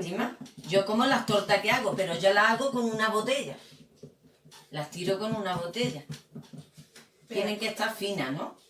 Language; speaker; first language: Spanish; native; Spanish